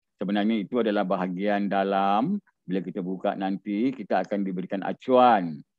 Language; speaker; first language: Malay; native; Malay